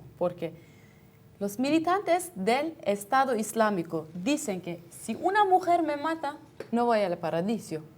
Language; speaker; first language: Spanish; non-native, fluent; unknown